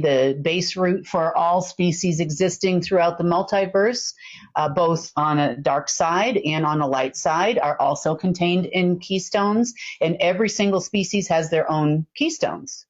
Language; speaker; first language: English; native; English